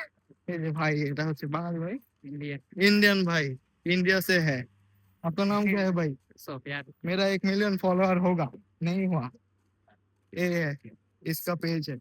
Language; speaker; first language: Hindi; non-native, learner; Bangla